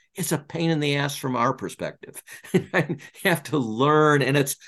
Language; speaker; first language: English; native; English